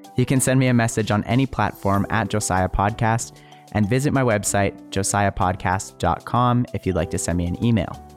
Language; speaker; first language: English; native; English